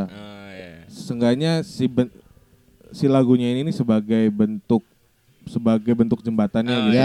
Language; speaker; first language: Indonesian; native; Indonesian